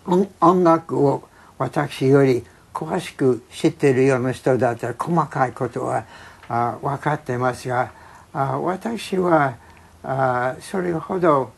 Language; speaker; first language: Japanese; non-native, fluent; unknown